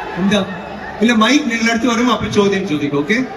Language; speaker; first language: Malayalam; non-native, learner; Tamil